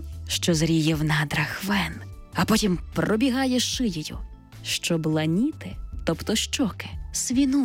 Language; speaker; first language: Ukrainian; native; Ukrainian